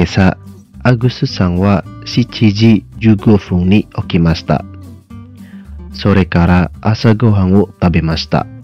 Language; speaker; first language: Japanese; non-native, fluent; Indonesian